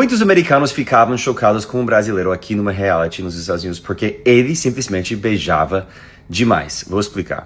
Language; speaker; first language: Portuguese; non-native, fluent; English